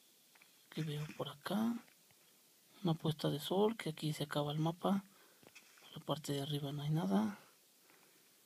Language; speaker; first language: Spanish; native; Spanish